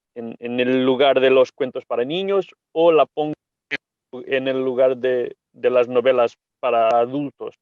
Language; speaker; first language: Spanish; non-native, fluent; Portuguese